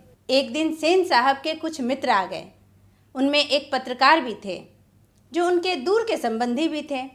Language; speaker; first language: Hindi; native; Hindi